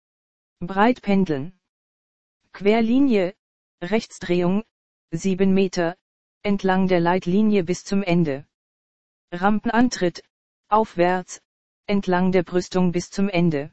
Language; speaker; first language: German; native; German